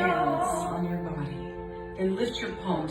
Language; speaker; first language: English; native; English